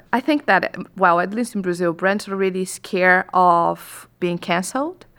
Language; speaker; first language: English; non-native, fluent; Portuguese